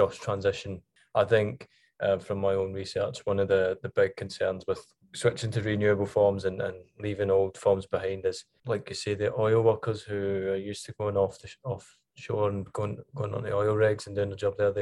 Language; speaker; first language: English; native; English